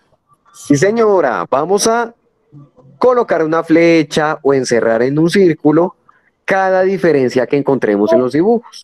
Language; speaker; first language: Spanish; native; Spanish